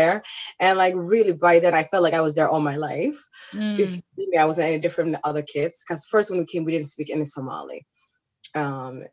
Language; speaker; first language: English; non-native, fluent; Somali